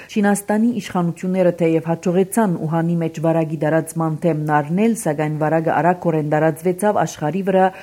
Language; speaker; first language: Armenian; early bilingual, heritage; Armenian